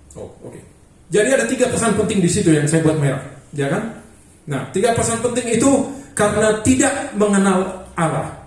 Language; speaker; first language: Indonesian; non-native, local second language; Batak Toba